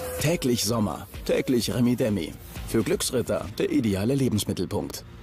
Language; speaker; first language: German; native; German